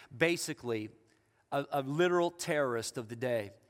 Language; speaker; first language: English; native; English